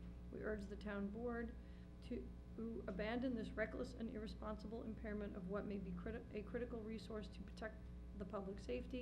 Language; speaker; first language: English; native; English